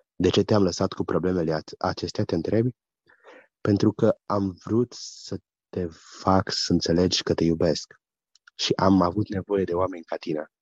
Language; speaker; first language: Romanian; early bilingual, heritage; German